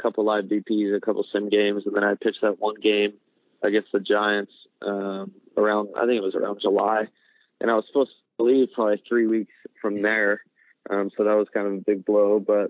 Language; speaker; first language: English; native; English